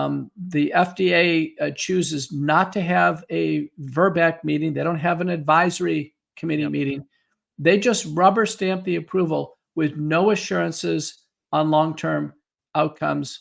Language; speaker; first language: English; native; English